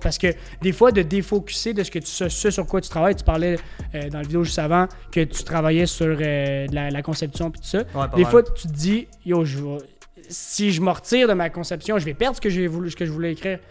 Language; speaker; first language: French; native; French